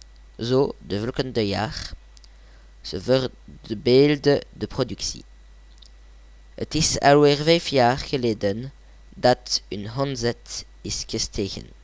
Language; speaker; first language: Dutch; non-native, learner; French